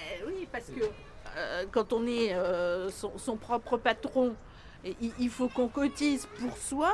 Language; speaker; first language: French; native; French